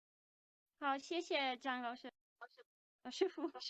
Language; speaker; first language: Chinese; non-native, learner; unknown